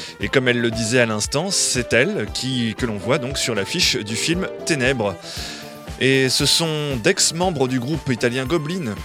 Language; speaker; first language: French; native; French